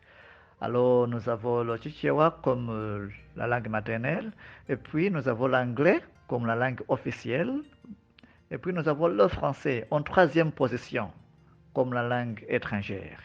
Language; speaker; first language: French; non-native, fluent; Nyanja